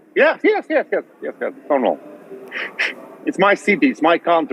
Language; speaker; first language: English; non-native, learner; Russian